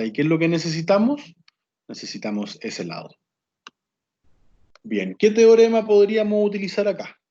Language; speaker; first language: Spanish; native; Spanish